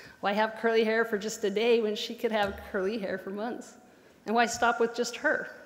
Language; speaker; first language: English; native; English